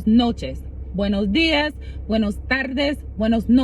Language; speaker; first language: Spanish; non-native, learner; English